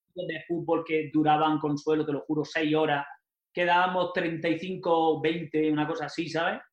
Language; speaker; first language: Spanish; native; Spanish